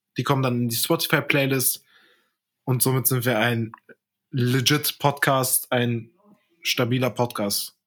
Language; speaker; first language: German; early bilingual, other home language; Turkish